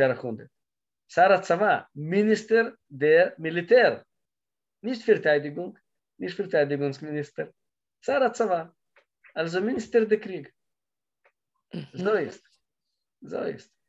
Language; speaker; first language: German; non-native, learner; Russian